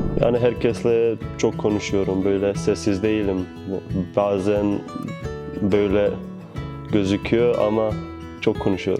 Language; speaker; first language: Turkish; non-native, fluent; Bosnian